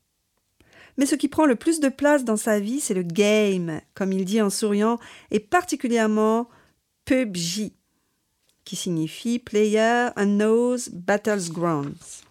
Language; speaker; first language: French; native; French